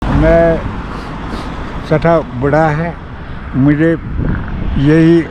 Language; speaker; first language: Hindi; non-native, local second language; Kashmiri